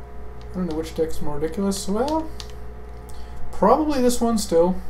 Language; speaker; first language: English; native; English